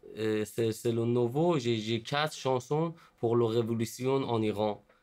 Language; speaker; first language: French; non-native, learner; Persian